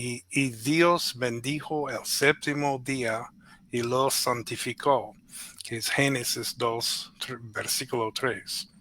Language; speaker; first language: Spanish; non-native, fluent; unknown